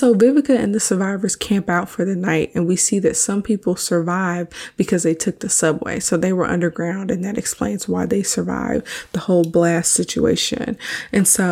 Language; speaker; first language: English; native; English